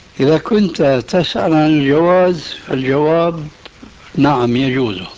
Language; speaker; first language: Arabic; early bilingual, other home language; Albanian